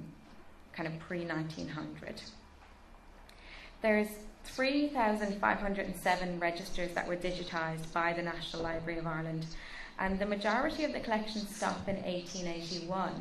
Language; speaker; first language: English; native; English